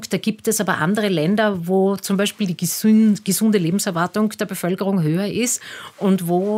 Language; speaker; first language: German; native; German